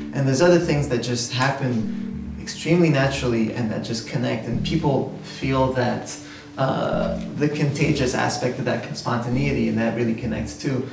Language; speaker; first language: English; native; English